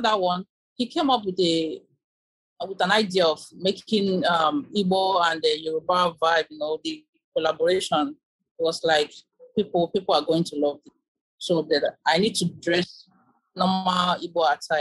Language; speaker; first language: English; non-native, local second language; Igbo